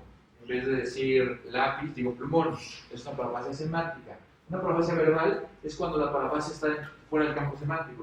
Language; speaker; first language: Spanish; native; Spanish